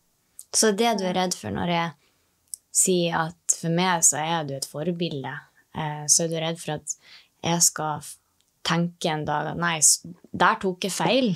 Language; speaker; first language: Norwegian; native; Norwegian